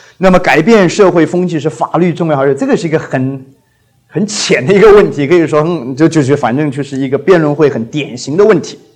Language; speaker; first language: Chinese; non-native, local second language; Cantonese